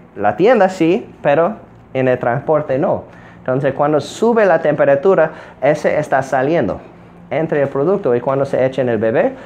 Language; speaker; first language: Spanish; non-native, fluent; English